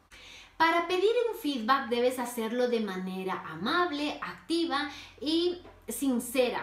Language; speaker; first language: Spanish; native; Spanish